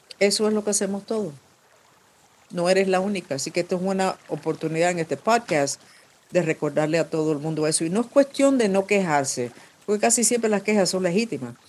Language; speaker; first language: Spanish; non-native, fluent; English